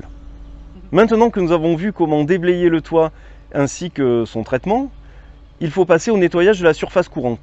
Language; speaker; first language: French; native; French